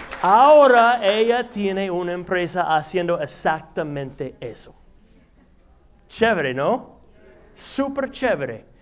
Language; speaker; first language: Spanish; non-native, fluent; English